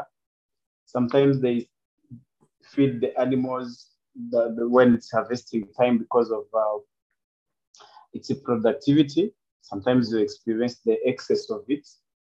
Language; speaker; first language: English; non-native, local second language; Kinyarwanda